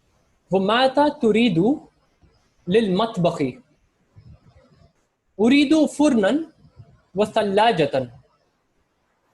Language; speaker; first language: Arabic; non-native, fluent; Hindi